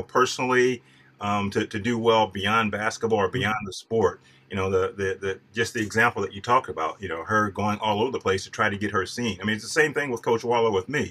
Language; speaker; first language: English; native; English